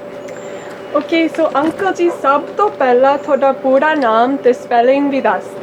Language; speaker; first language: Punjabi; early bilingual, heritage; Punjabi